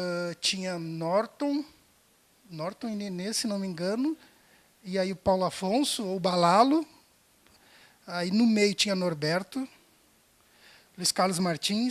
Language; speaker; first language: Portuguese; native; Portuguese